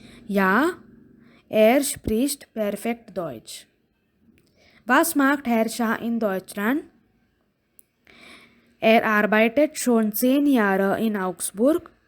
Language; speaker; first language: German; non-native, fluent; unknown